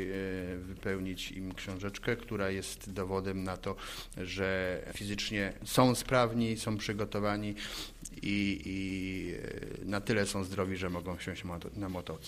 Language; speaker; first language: Polish; native; Polish